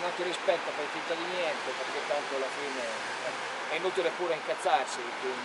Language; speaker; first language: Italian; native; Italian